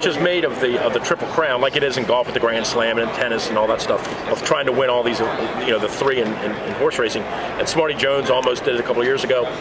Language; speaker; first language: English; native; English